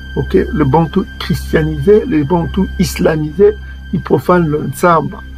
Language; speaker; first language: French; non-native, local second language; Kongo